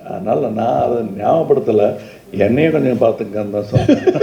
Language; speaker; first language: Tamil; native; Tamil